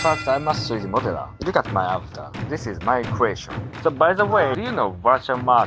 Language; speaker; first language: English; non-native, learner; Japanese